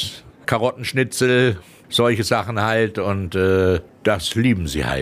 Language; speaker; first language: German; native; German